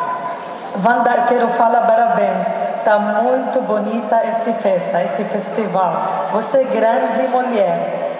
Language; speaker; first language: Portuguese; non-native, learner; Arabic